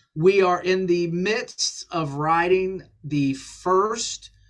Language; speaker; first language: English; native; English